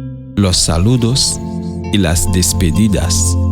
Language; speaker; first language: Spanish; non-native, fluent; Haitian Creole